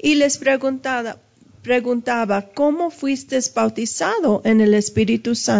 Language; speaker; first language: Spanish; early bilingual, heritage; Spanish